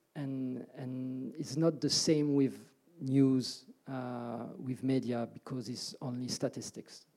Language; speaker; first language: English; early bilingual, other home language; French